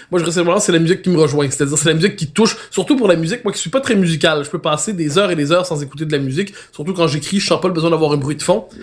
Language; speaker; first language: French; native; French